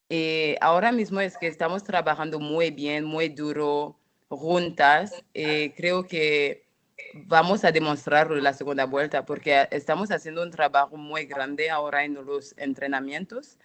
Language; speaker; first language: Spanish; non-native, fluent; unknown